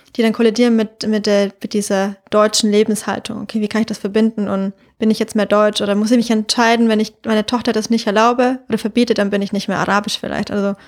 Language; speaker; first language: German; native; German